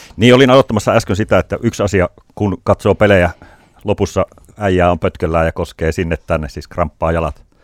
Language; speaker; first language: Finnish; native; Finnish